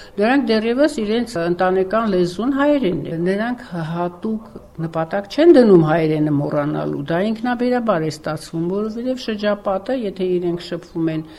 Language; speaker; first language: Armenian; native; Armenian